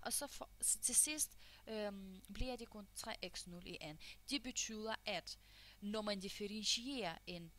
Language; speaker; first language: Danish; non-native, fluent; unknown